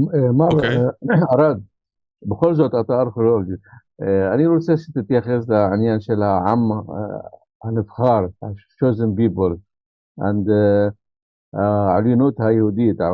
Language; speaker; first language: Hebrew; non-native, local second language; Arabic